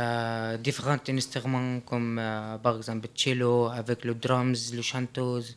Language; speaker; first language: French; non-native, learner; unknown